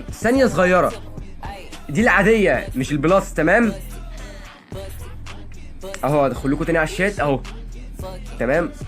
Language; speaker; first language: Arabic; native; Arabic